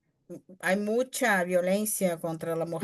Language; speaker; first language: Spanish; non-native, fluent; Portuguese